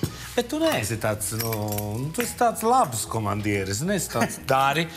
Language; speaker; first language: Latvian; non-native, fluent; Italian